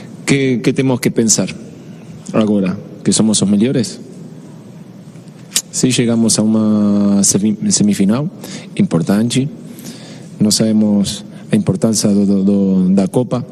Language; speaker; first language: Portuguese; non-native, fluent; Spanish